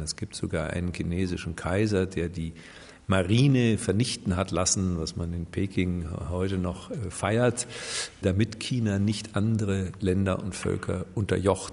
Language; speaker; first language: German; native; German